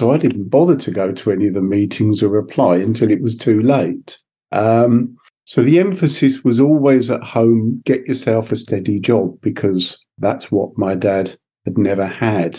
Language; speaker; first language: English; native; English